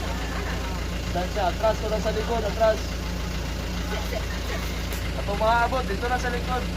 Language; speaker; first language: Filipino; non-native, local second language; Cebuano